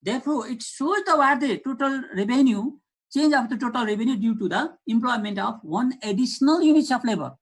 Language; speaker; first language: English; non-native, local second language; Nepali